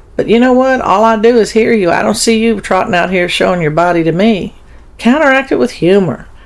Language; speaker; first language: English; early bilingual, other home language; German